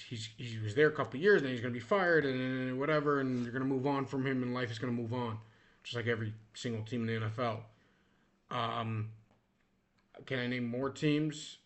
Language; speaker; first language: English; native; English